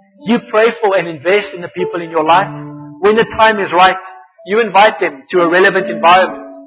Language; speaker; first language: English; non-native, local second language; Afrikaans